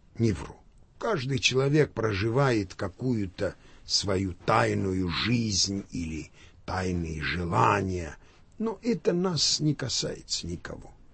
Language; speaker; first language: Russian; non-native, local second language; Armenian